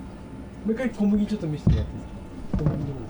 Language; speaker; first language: Japanese; native; Japanese